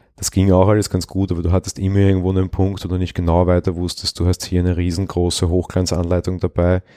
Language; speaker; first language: German; native; German